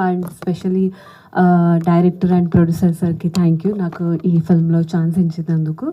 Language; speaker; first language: Telugu; non-native, local second language; Hindi